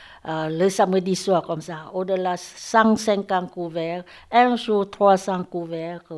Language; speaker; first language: French; non-native, learner; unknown